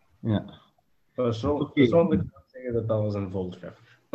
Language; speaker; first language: Dutch; non-native, learner; English